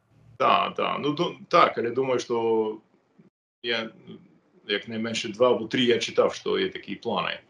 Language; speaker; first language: Ukrainian; non-native, fluent; English